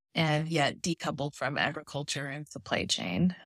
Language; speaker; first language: English; native; English